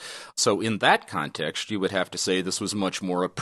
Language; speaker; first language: English; native; English